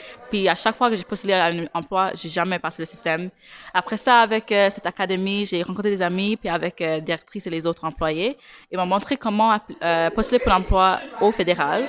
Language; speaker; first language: French; native; French